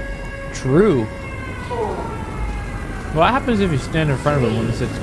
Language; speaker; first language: English; native; English